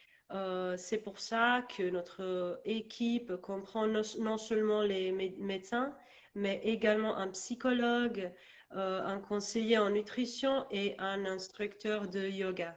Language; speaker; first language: French; non-native, learner; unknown